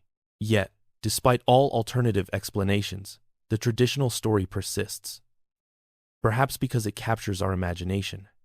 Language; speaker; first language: English; native; English